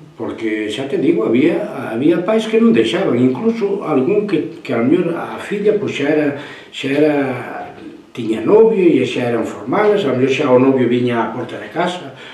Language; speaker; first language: Galician; native; Galician